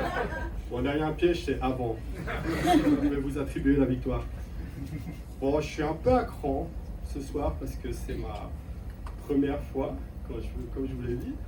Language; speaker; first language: French; native; French